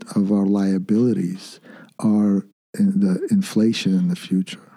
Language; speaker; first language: English; early bilingual, other home language; Arabic